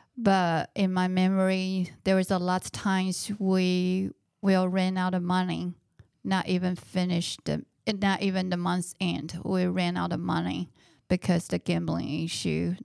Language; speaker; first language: English; non-native, fluent; Chinese